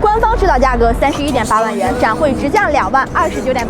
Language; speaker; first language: Chinese; native; Chinese